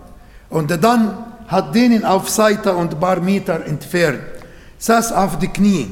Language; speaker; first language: German; non-native, learner; Arabic